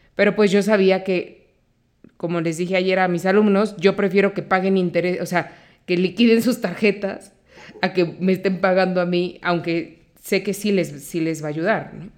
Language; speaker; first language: Spanish; native; Spanish